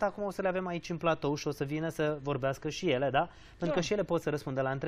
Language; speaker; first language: Romanian; native; Romanian